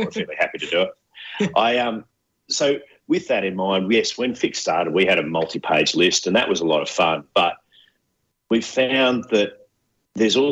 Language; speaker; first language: English; native; English